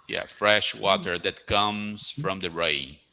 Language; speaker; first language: English; non-native, fluent; Portuguese